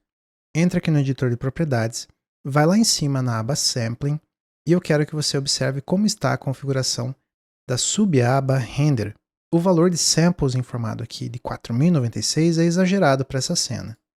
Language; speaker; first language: Portuguese; native; Portuguese